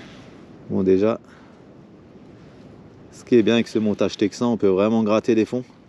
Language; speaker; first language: French; native; French